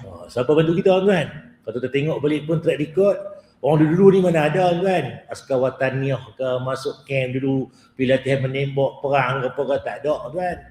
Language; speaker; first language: Malay; native; Malay